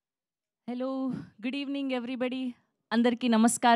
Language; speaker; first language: Telugu; native; Telugu